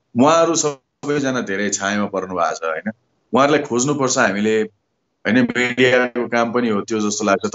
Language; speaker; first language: Nepali; native; Nepali